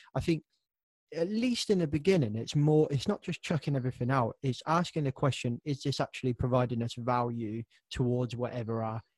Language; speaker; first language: English; native; English